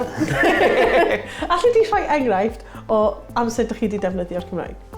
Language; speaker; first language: Welsh; non-native, local second language; English